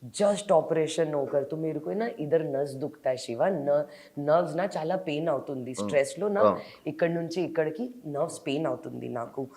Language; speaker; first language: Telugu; non-native, learner; Hindi